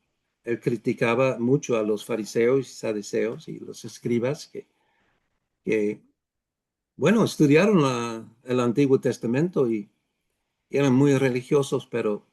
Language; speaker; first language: Spanish; non-native, fluent; Dutch